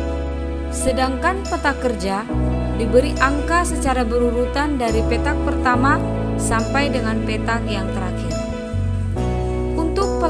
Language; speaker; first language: Indonesian; native; Indonesian